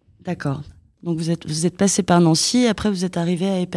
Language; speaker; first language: French; native; French